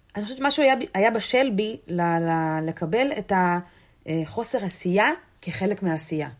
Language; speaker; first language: Hebrew; early bilingual, other home language; Russian